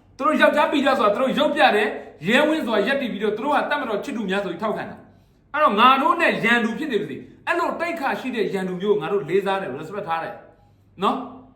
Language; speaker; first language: Burmese; native; Burmese